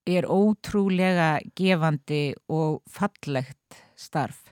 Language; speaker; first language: Icelandic; native; Icelandic